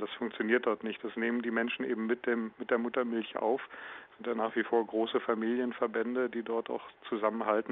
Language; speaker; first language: German; native; German